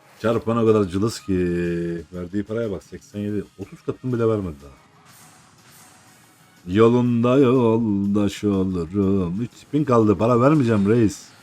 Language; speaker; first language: Turkish; native; Turkish